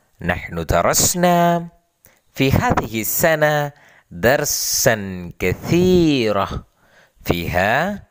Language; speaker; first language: Arabic; non-native, fluent; Malayalam